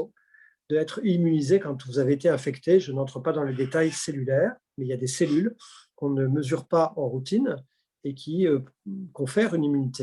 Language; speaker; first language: French; native; French